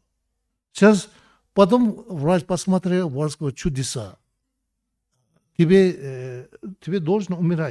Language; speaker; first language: Russian; non-native, learner; Tibetan